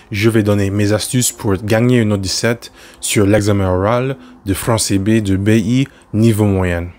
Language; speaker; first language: French; non-native, fluent; English